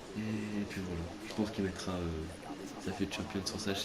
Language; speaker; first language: French; native; French